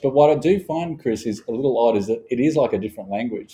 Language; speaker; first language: English; native; English